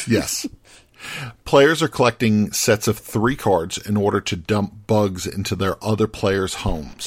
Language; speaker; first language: English; native; English